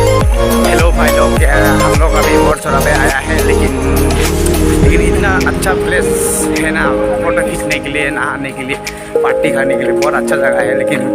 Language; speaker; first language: Hindi; non-native, local second language; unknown